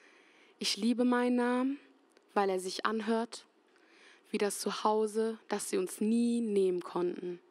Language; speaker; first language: German; early bilingual, other home language; Albanian